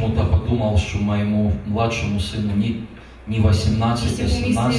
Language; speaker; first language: Russian; native; Russian